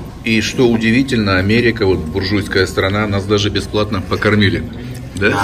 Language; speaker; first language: Russian; native; Russian